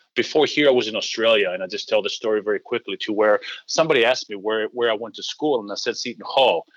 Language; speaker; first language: English; early bilingual, heritage; Greek